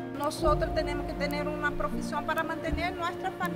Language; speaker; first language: Spanish; non-native, learner; Portuguese